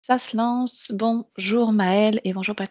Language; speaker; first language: French; native; French